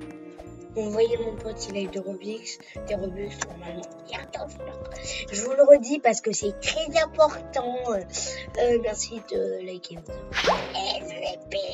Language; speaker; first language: French; native; French